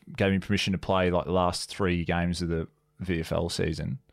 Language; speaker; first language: English; native; English